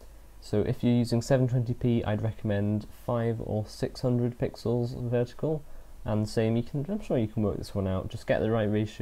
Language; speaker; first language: English; native; English